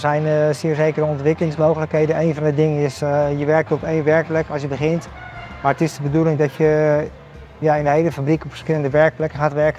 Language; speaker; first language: Dutch; native; Dutch